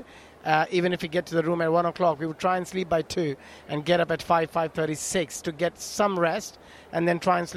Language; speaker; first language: English; non-native, local second language; Bangla